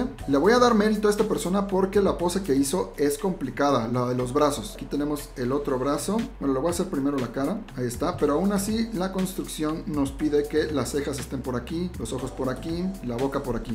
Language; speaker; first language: Spanish; native; Spanish